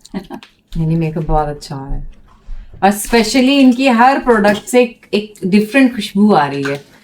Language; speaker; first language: Urdu; native; Urdu